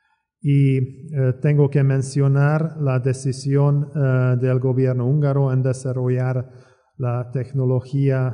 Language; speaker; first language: Spanish; non-native, fluent; Hungarian